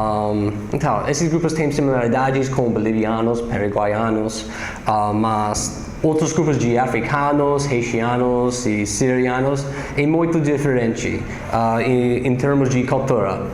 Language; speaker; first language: Portuguese; non-native, fluent; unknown